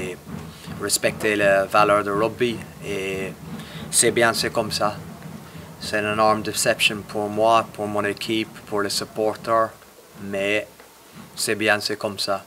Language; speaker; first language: French; non-native, fluent; English